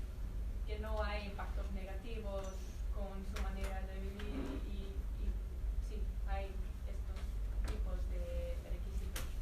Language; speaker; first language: Spanish; non-native, fluent; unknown